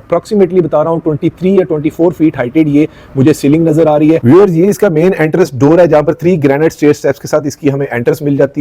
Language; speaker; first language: Urdu; native; Urdu